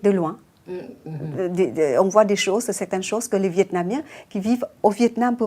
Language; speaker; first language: French; non-native, fluent; Vietnamese